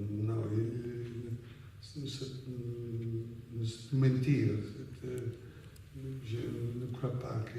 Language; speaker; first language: French; non-native, fluent; Italian